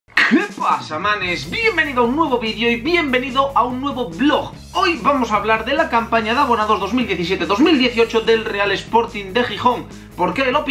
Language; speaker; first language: Spanish; native; Spanish